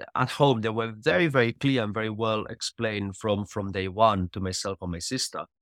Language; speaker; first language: English; non-native, fluent; Spanish